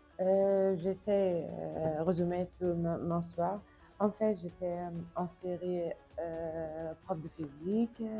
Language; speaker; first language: French; non-native, learner; Arabic